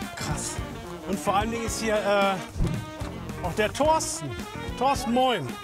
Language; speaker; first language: German; native; German